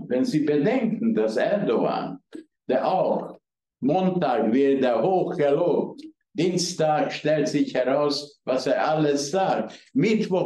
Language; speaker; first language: German; non-native, fluent; Hungarian